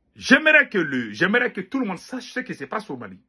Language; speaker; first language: French; non-native, local second language; Bambara